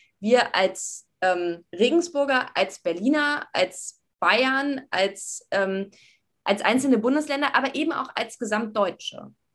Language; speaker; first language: German; native; German